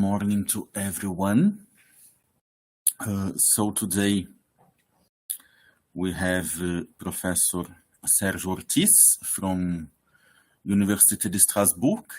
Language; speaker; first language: English; non-native, fluent; Portuguese